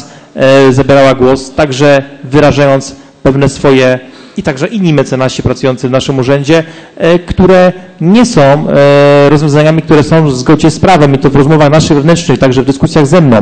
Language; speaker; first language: Polish; native; Polish